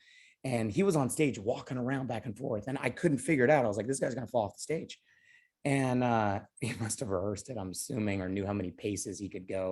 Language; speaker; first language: English; native; English